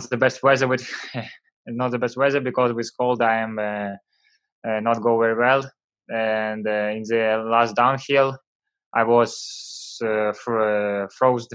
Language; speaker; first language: English; non-native, learner; Russian